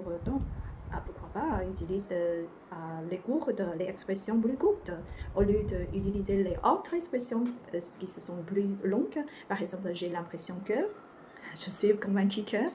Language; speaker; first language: French; non-native, learner; Chinese